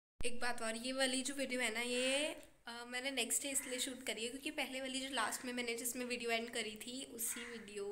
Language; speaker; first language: Hindi; native; Hindi